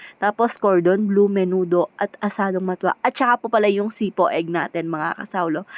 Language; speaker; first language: Filipino; native; Filipino